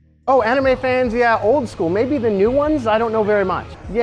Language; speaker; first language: English; native; English